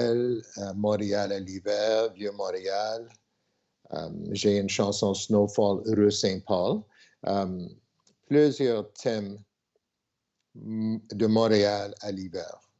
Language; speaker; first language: French; non-native, local second language; English